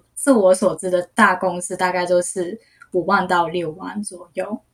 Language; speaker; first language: Chinese; non-native, local second language; Cantonese